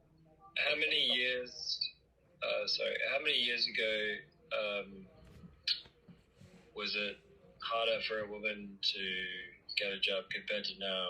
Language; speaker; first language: English; non-native, fluent; Spanish